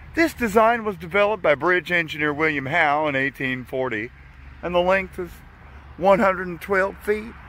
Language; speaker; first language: English; native; English